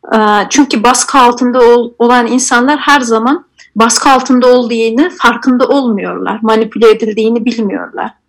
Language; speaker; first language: Turkish; non-native, fluent; Azerbaijani